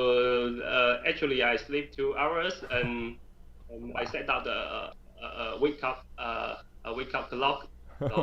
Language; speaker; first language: English; non-native, learner; Chinese